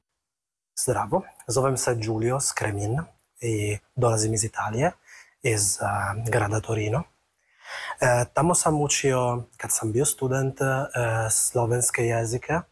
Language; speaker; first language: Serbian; non-native, fluent; Italian